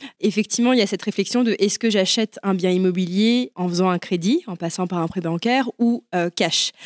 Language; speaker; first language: French; early bilingual, other home language; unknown